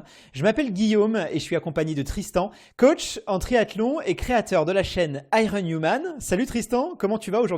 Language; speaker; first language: French; native; French